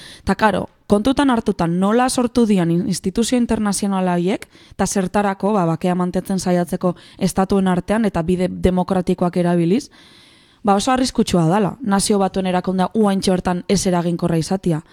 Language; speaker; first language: Basque; native; Basque